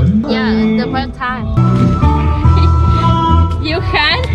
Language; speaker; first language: English; non-native, learner; Vietnamese